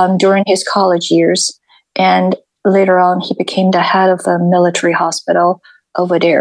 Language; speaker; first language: English; non-native, fluent; Chinese